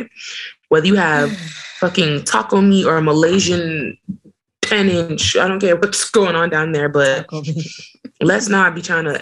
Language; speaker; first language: English; native; English